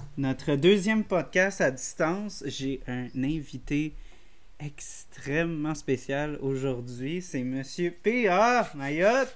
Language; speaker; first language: French; native; French